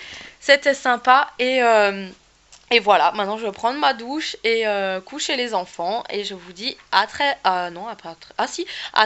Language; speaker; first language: French; native; French